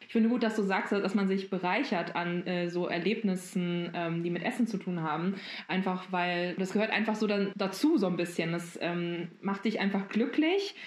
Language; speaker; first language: German; native; German